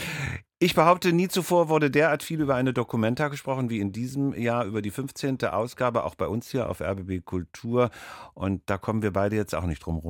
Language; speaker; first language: German; native; German